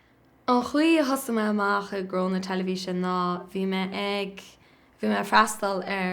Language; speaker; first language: Irish; native; Irish